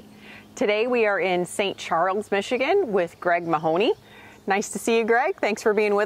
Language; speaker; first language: English; native; English